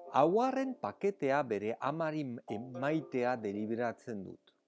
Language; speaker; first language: Basque; native; Basque